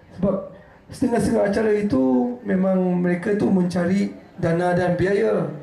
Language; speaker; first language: Malay; native; Malay